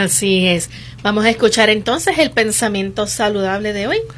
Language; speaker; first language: Spanish; native; Spanish